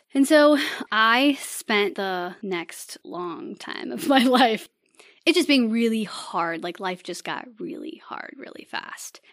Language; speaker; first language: English; native; English